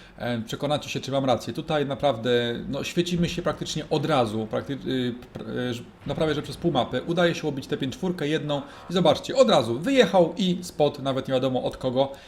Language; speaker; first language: Polish; native; Polish